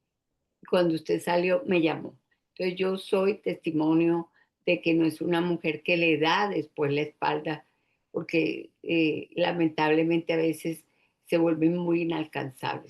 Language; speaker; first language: Spanish; native; Spanish